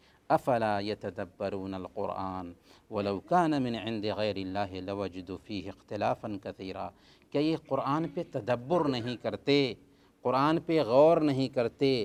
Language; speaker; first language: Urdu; native; Urdu